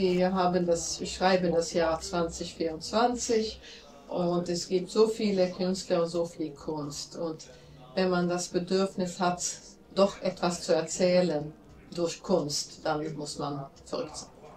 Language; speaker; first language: German; non-native, fluent; Latvian